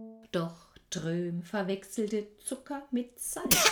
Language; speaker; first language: German; native; German